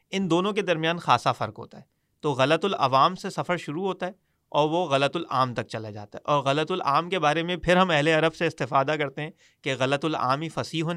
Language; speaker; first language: Urdu; native; Urdu